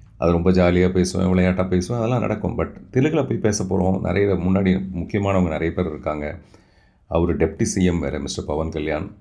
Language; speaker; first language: Tamil; non-native, local second language; Telugu